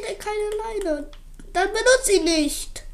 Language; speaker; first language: German; native; German